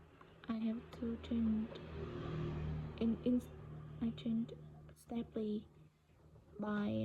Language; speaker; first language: English; non-native, learner; Vietnamese